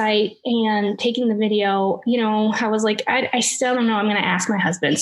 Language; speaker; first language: English; native; English